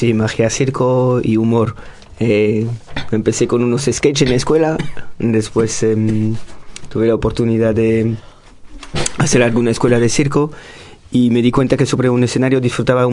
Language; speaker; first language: Spanish; non-native, fluent; French